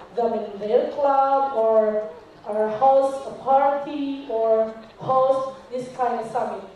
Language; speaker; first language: English; non-native, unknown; Indonesian